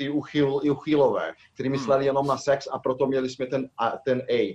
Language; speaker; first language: Czech; non-native, fluent; Portuguese